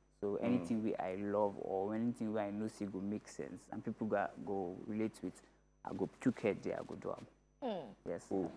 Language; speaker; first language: Nigerian Pidgin; native; Nigerian Pidgin